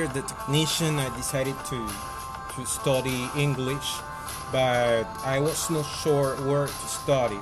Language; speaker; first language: English; non-native, fluent; Spanish